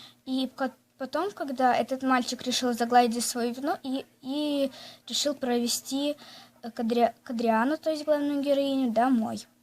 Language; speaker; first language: Russian; native; Russian